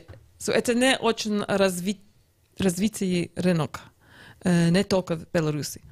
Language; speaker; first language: Russian; non-native, learner; English